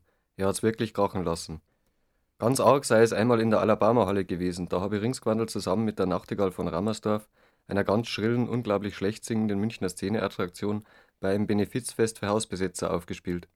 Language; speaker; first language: German; native; German